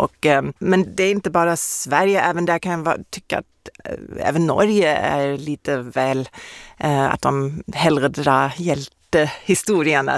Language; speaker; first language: Swedish; non-native, fluent; German